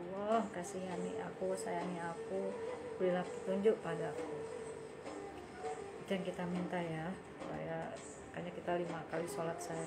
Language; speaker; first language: Indonesian; native; Indonesian